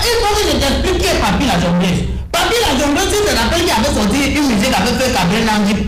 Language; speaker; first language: French; native; French